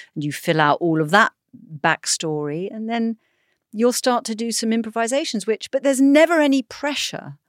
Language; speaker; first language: English; native; English